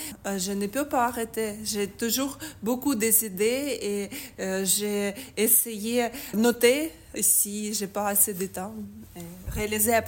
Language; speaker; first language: French; non-native, learner; Ukrainian